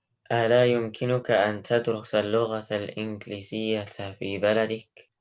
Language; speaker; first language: Arabic; non-native, learner; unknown